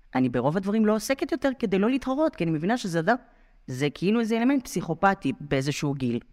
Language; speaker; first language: Hebrew; native; Hebrew